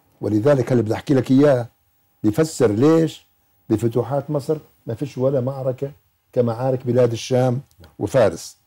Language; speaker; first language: Arabic; native; Arabic